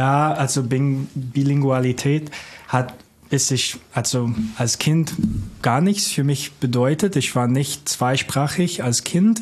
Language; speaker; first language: German; non-native, fluent; English